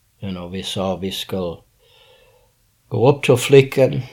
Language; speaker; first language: Swedish; early bilingual, heritage; English